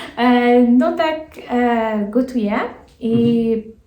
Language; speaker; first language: Polish; non-native, learner; Persian